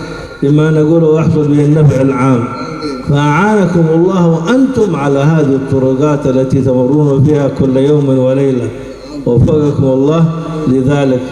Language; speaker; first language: Arabic; native; Arabic